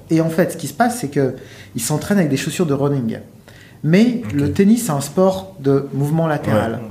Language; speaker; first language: French; native; French